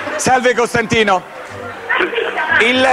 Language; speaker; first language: Italian; native; Italian